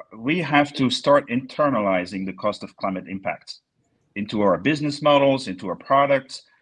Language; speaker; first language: English; non-native, fluent; French